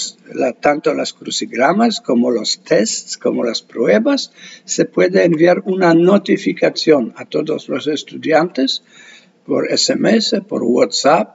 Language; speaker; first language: Spanish; non-native, fluent; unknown